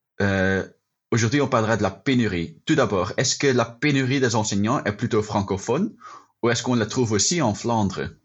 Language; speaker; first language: French; non-native, local second language; Dutch